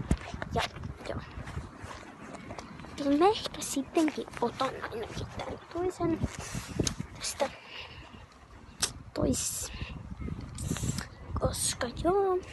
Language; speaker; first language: Finnish; native; Finnish